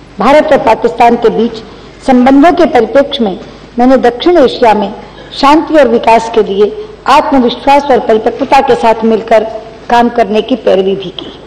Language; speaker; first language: Hindi; native; Hindi